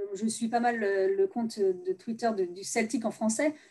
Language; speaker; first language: French; native; French